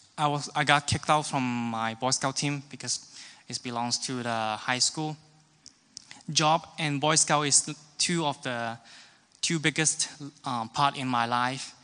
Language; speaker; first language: English; non-native, local second language; Cantonese